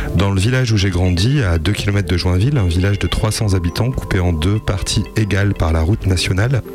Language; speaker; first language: French; native; French